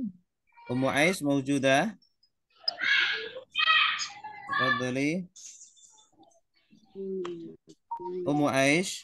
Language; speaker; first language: Arabic; non-native, fluent; Indonesian